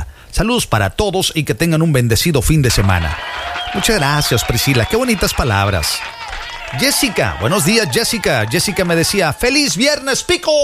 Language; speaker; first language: Spanish; native; Spanish